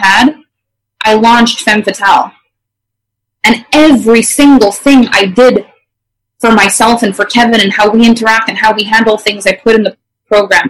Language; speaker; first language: English; non-native, fluent; French